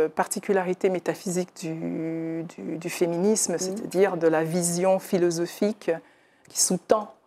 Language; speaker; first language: French; native; French